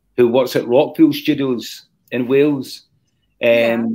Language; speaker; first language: English; native; English